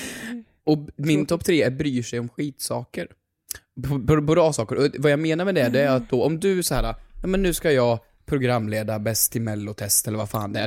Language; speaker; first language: Swedish; native; Swedish